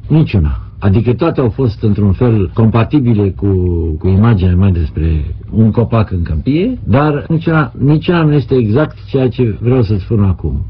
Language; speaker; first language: Romanian; native; Romanian